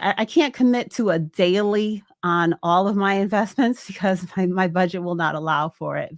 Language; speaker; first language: English; native; English